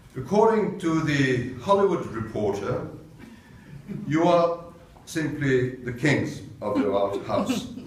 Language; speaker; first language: English; non-native, fluent; French